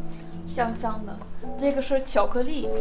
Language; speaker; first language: Chinese; early bilingual, heritage; Chinese